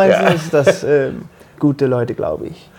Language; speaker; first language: German; non-native, learner; Danish